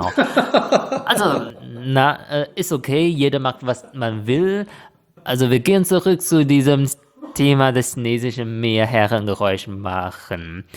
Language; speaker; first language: German; non-native, fluent; Chinese